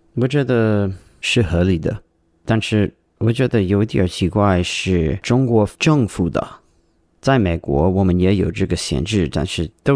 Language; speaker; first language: Chinese; non-native, learner; English